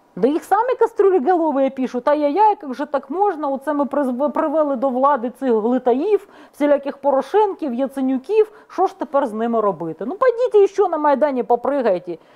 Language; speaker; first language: Ukrainian; non-native, local second language; Russian